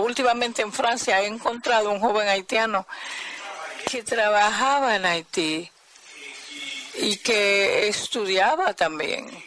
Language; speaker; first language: Spanish; non-native, fluent; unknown